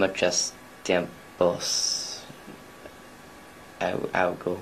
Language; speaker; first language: Spanish; non-native, learner; English